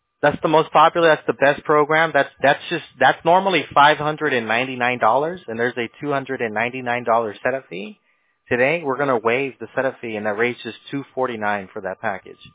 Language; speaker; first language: English; native; English